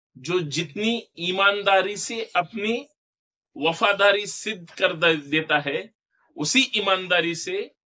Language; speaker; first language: Hindi; non-native, local second language; Marathi